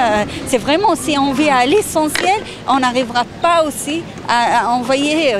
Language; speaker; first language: French; non-native, fluent; Arabic